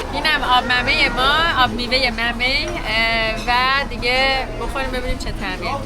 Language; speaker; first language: Persian; native; Persian